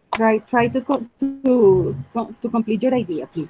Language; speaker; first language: English; non-native, fluent; Spanish